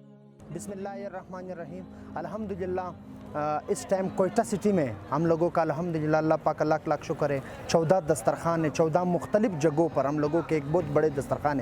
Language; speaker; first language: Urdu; non-native, local second language; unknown